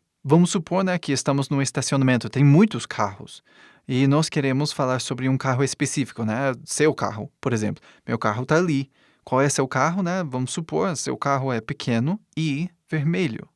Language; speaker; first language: Portuguese; non-native, fluent; English